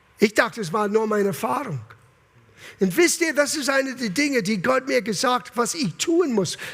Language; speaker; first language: German; non-native, fluent; English